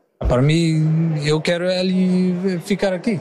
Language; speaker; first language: Portuguese; non-native, learner; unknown